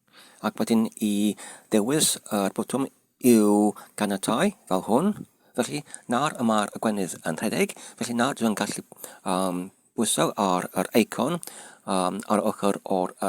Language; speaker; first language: Welsh; non-native, learner; English